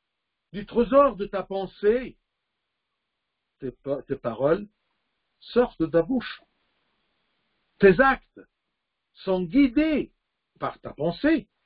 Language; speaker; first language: French; non-native, fluent; Arabic